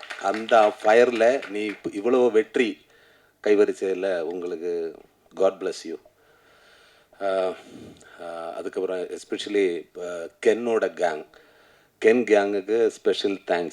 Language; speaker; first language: Tamil; non-native, learner; Malayalam